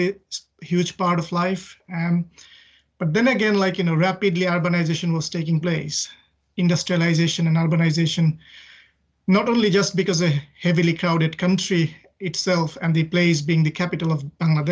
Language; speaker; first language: English; non-native, local second language; Bangla